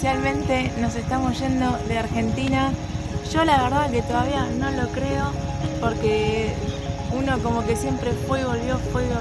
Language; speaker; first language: Spanish; native; Spanish